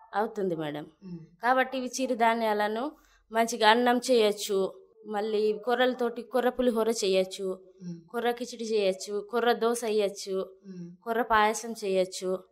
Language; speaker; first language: Telugu; non-native, local second language; Gondi